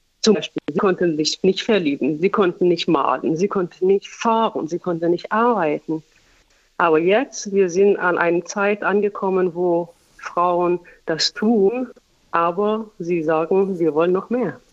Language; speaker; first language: German; non-native, fluent; Persian